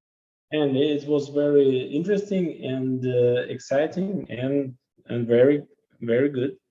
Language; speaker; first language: English; non-native, learner; Russian